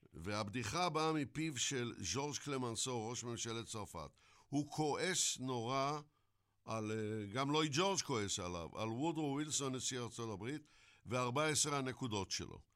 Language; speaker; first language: Hebrew; native; Hebrew